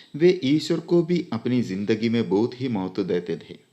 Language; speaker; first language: Hindi; non-native, local second language; Malayalam